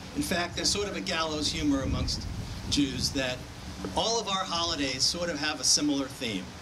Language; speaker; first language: English; native; English